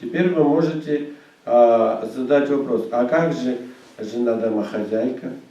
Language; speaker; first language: Russian; native; Russian